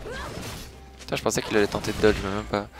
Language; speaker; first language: French; native; French